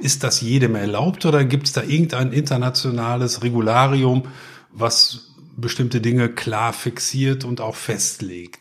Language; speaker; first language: German; native; German